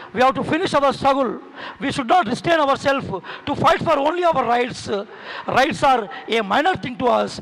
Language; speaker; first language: English; non-native, local second language; Telugu